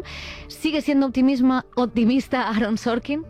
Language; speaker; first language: Spanish; native; Spanish